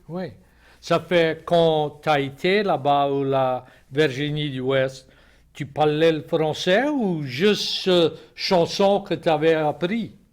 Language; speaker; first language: French; native; French